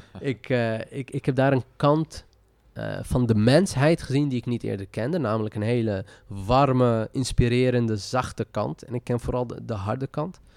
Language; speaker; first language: Dutch; early bilingual, other home language; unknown